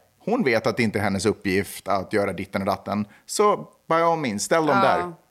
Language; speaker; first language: Swedish; native; Swedish